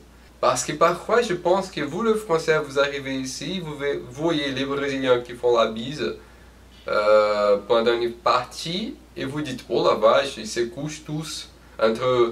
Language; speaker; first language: French; non-native, fluent; Portuguese